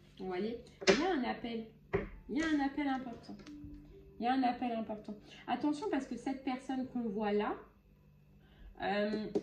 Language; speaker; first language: French; native; French